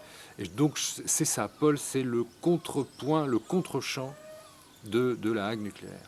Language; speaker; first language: French; native; French